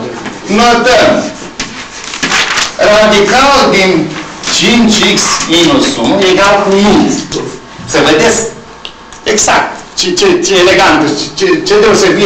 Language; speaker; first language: Romanian; native; Romanian